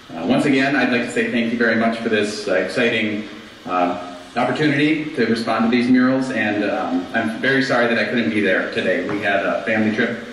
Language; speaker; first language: English; native; English